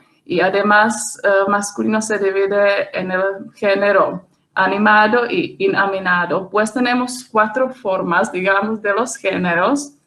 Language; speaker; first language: Spanish; non-native, fluent; Czech